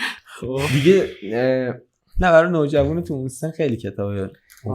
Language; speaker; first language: Persian; native; Persian